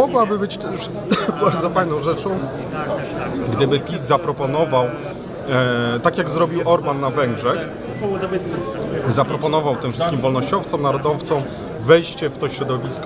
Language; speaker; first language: Polish; native; Polish